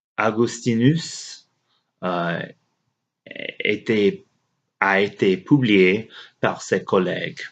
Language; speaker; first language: French; non-native, learner; English